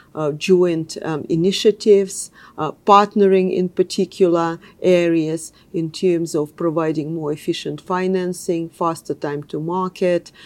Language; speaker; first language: English; non-native, fluent; Russian